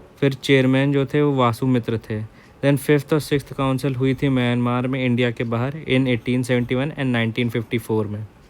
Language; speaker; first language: Hindi; native; Hindi